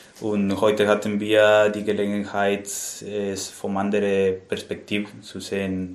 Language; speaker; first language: German; non-native, fluent; Spanish